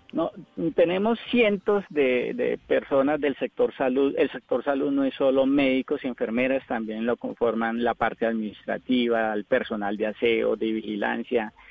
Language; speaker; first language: Spanish; native; Spanish